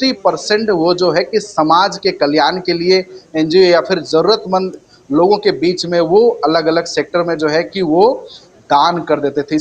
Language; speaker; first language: Hindi; native; Hindi